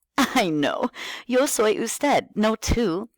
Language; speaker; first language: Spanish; non-native, fluent; English